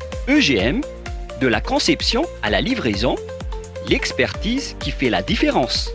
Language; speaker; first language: French; non-native, local second language; Malagasy